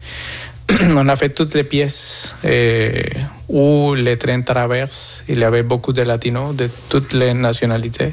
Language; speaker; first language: French; non-native, fluent; Spanish